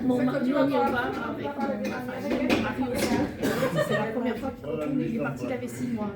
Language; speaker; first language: French; early bilingual, other home language; Vietnamese